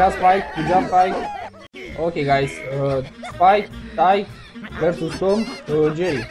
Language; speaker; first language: English; non-native, learner; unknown